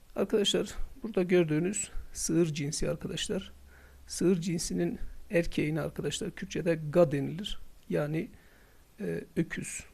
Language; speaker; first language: Turkish; non-native, local second language; Kurdish